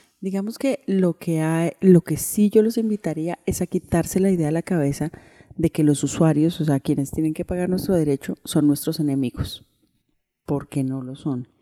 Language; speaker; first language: Spanish; native; Spanish